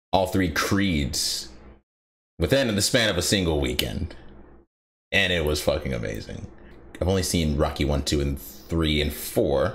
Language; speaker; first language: English; native; English